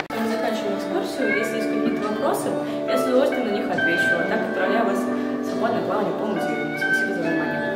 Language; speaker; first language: Russian; native; Russian